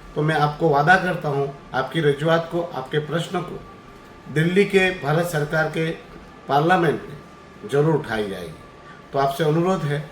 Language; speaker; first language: Hindi; non-native, local second language; Gujarati